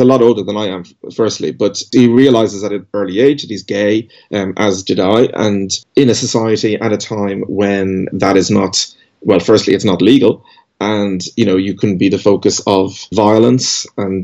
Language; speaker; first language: English; native; English